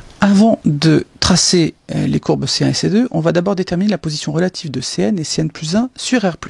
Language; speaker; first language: French; native; French